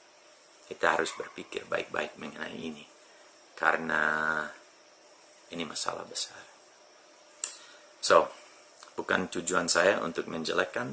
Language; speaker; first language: Indonesian; non-native, fluent; English